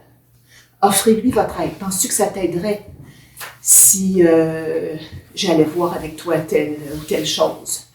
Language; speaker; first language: French; native; French